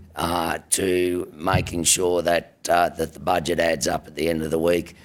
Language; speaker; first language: English; native; English